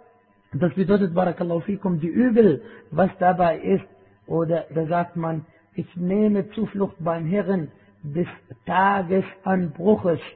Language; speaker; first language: German; non-native, fluent; Arabic